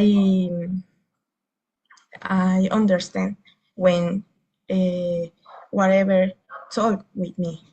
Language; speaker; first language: English; non-native, learner; Spanish